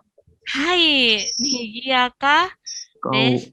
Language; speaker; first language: Japanese; non-native, fluent; Indonesian